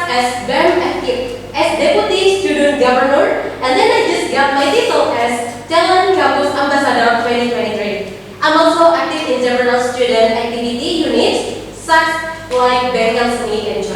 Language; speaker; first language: English; non-native, learner; Indonesian